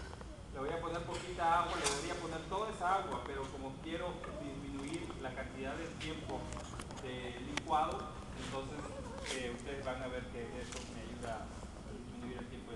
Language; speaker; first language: Spanish; native; Spanish